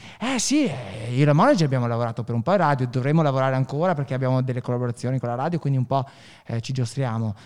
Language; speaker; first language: Italian; native; Italian